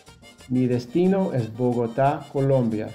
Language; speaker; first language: Spanish; non-native, fluent; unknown